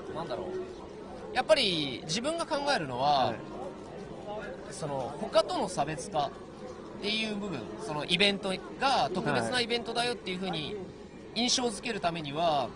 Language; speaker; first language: Japanese; native; Japanese